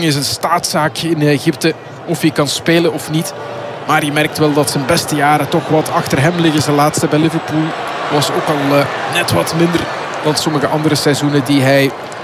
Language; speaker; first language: Dutch; native; Dutch